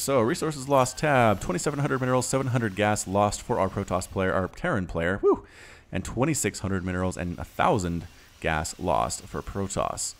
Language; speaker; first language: English; native; English